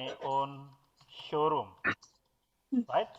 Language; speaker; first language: English; non-native, fluent; Indonesian